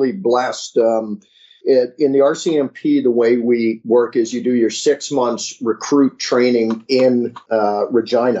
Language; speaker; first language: English; native; English